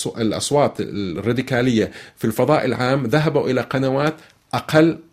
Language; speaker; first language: Arabic; native; Arabic